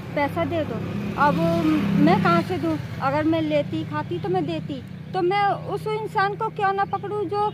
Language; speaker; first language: Hindi; native; Hindi